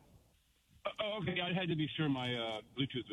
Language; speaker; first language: English; native; English